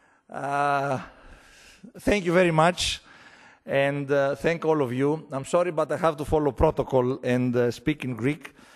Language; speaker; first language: English; non-native, fluent; Greek